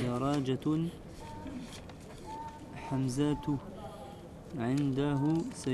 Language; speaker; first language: Arabic; non-native, learner; French